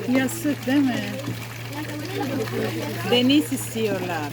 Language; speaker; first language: Turkish; non-native, learner; Spanish